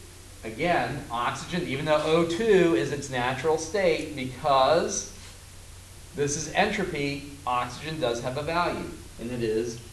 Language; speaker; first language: English; native; English